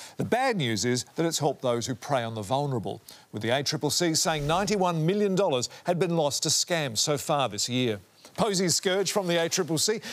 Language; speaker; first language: English; native; English